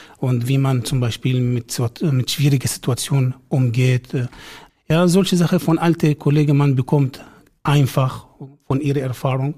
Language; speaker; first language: German; non-native, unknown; Arabic